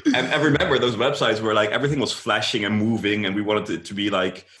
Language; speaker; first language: English; non-native, fluent; Dutch